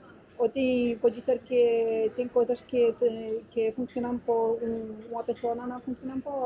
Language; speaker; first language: Portuguese; non-native, fluent; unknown